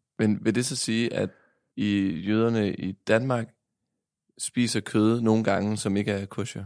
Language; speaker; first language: Danish; native; Danish